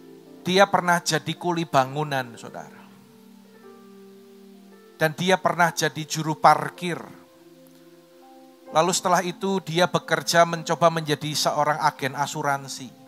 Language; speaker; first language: Indonesian; native; Indonesian